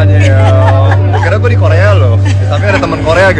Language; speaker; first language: Indonesian; native; Indonesian